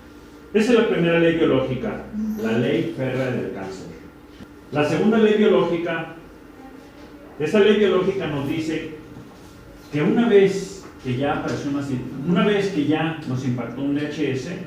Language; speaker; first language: Spanish; native; Spanish